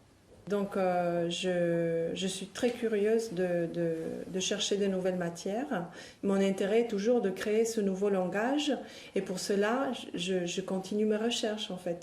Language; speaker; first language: French; non-native, fluent; Spanish